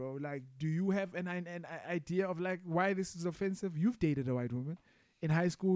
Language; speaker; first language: English; non-native, local second language; Xhosa